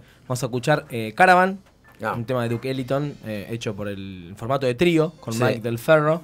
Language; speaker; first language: Spanish; native; Spanish